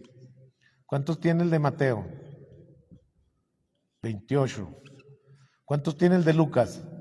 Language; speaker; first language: Spanish; native; Spanish